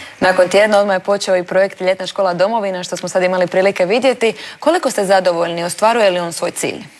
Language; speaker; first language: Croatian; native; Croatian